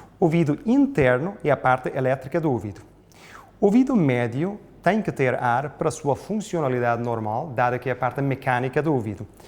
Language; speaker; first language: Portuguese; non-native, fluent; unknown